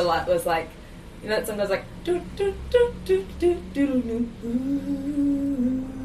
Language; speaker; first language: English; native; English